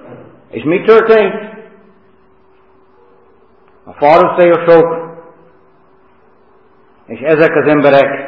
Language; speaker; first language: Hungarian; non-native, fluent; English